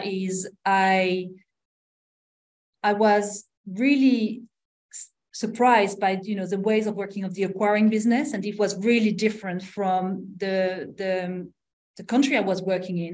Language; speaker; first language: English; non-native, fluent; French